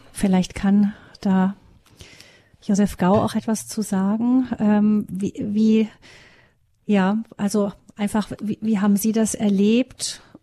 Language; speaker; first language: German; native; German